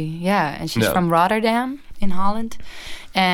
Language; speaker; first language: English; non-native, fluent; Dutch